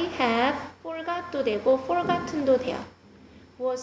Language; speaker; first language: Korean; native; Korean